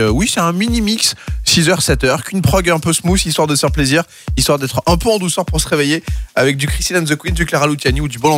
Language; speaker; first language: French; native; French